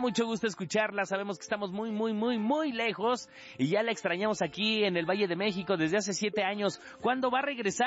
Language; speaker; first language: Spanish; native; Spanish